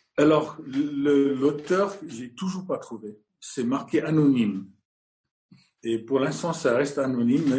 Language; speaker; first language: French; non-native, fluent; English